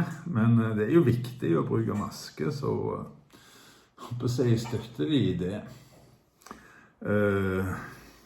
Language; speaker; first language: Norwegian; native; Norwegian